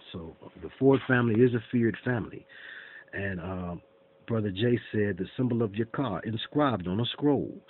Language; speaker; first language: English; native; English